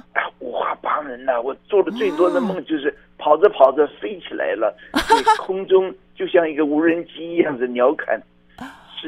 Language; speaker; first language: Chinese; native; Chinese